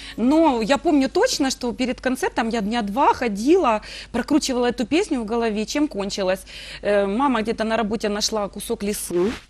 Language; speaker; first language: Russian; native; Russian